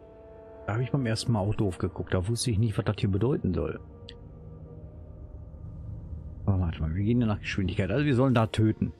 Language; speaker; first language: German; native; German